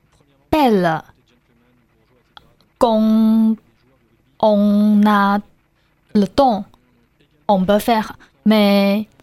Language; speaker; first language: French; non-native, learner; Chinese